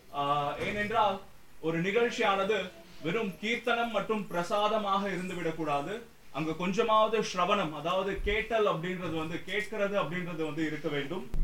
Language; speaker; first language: Tamil; native; Tamil